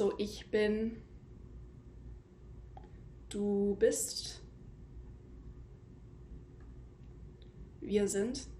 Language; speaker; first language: German; non-native, fluent; English